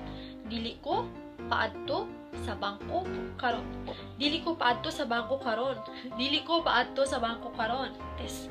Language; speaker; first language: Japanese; non-native, fluent; Cebuano